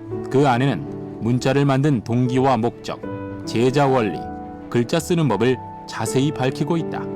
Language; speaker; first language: Korean; native; Korean